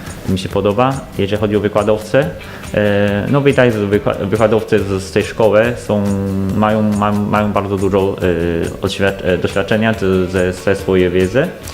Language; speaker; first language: Polish; non-native, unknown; Chinese